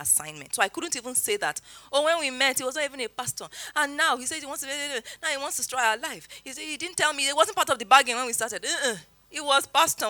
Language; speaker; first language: English; non-native, local second language; Yoruba